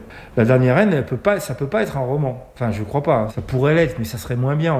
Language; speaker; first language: French; native; French